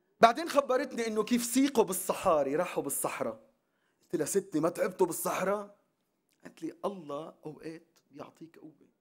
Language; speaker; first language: Arabic; non-native, local second language; Armenian